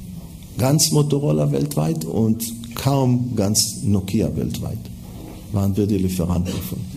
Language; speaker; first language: German; non-native, fluent; Hebrew